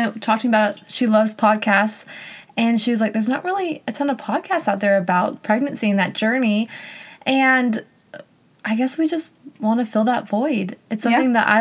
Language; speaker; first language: English; native; English